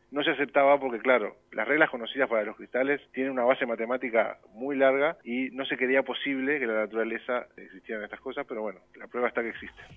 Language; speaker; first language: Spanish; native; Spanish